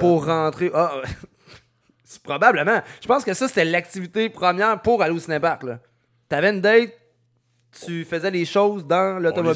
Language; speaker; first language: French; native; French